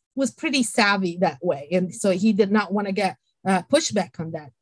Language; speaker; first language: English; non-native, fluent; Italian